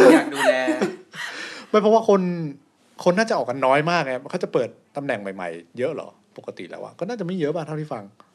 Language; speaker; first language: Thai; native; Thai